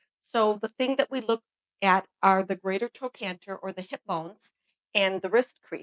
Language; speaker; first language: English; native; English